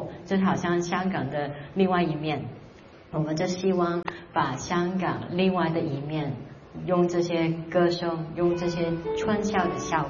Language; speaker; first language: Chinese; non-native, local second language; Cantonese